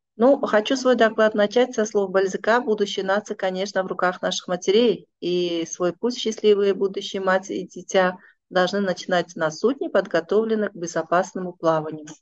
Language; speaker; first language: Russian; non-native, local second language; Uzbek